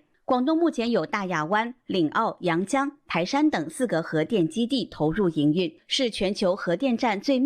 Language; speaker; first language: Chinese; native; Chinese